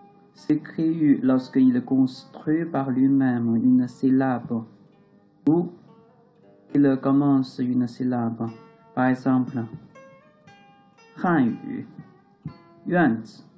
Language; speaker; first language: French; non-native, learner; Chinese